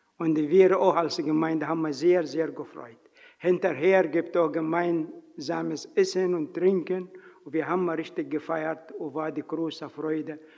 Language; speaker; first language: German; non-native, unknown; Arabic